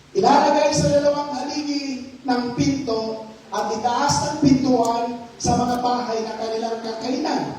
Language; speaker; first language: Filipino; non-native, local second language; Hiligaynon